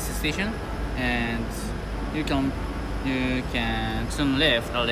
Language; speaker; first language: English; non-native, learner; Japanese